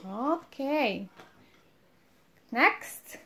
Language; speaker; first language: Swedish; non-native, learner; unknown